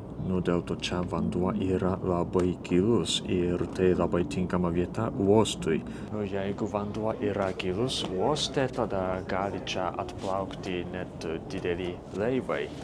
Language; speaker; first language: Lithuanian; non-native, fluent; Japanese